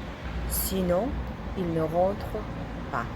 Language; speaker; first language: French; non-native, learner; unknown